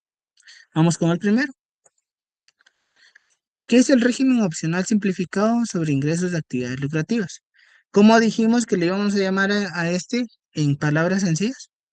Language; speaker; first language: Spanish; native; Spanish